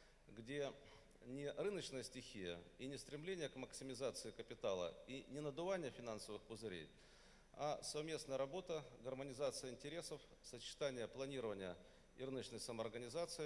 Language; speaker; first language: Russian; native; Russian